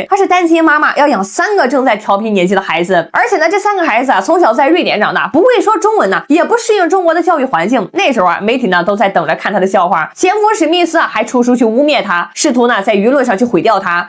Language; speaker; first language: Chinese; native; Chinese